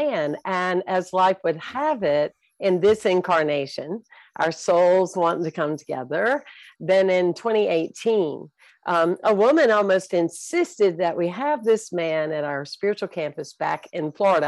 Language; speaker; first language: English; native; English